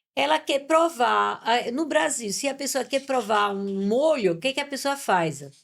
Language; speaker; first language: Portuguese; non-native, fluent; French